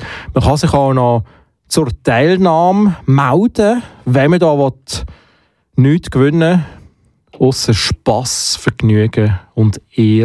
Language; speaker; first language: German; native; German